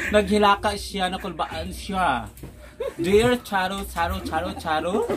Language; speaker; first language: Filipino; non-native, fluent; Cebuano